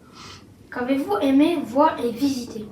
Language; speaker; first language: French; native; French